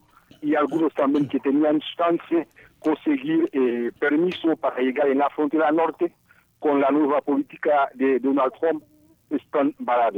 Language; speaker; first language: Spanish; non-native, fluent; Haitian Creole